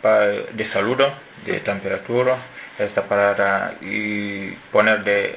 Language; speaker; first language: Spanish; non-native, learner; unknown